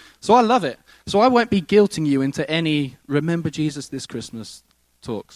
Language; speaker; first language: English; native; English